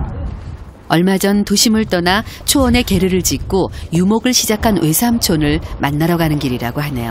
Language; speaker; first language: Korean; native; Korean